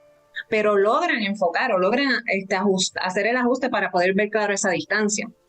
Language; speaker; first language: Spanish; native; Spanish